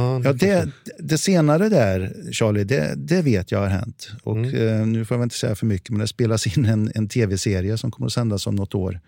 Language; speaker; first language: Swedish; native; Swedish